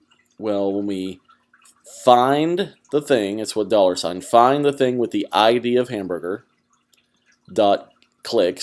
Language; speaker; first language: English; native; English